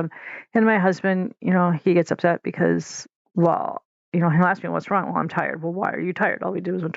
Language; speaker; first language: English; native; English